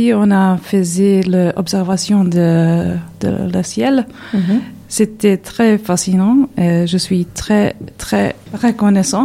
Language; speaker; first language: French; non-native, learner; Serbian